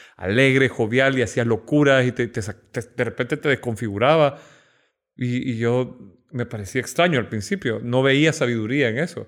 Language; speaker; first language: Spanish; native; Spanish